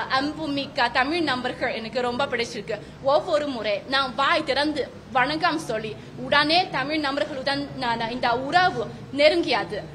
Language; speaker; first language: Tamil; non-native, fluent; Chinese